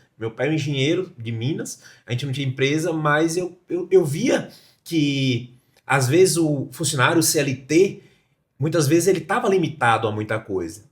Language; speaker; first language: Portuguese; native; Portuguese